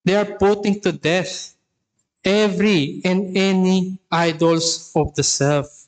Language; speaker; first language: English; non-native, local second language; Filipino